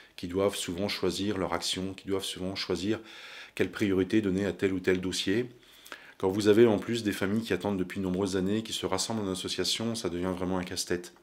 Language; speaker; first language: French; native; French